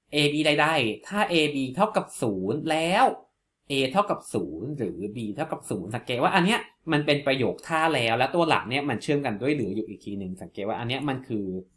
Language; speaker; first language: Thai; native; Thai